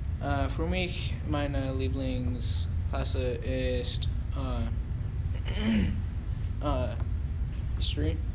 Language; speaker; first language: German; non-native, learner; English